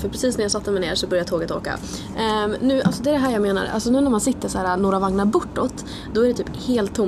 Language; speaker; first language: Swedish; native; Swedish